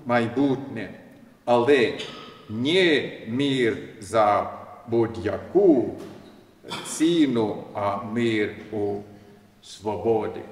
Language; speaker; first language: Ukrainian; non-native, learner; Swedish